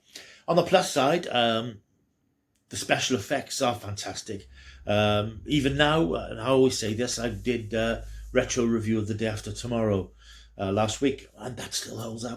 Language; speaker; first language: English; native; English